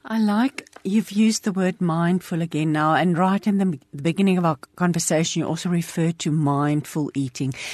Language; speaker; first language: English; non-native, local second language; Afrikaans